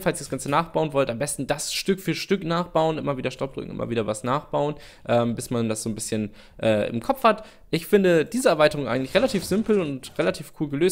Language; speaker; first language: German; native; German